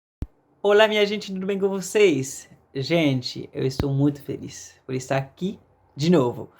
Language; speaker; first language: Portuguese; non-native, fluent; Haitian Creole